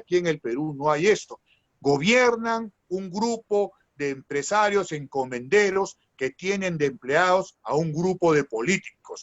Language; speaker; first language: Spanish; native; Spanish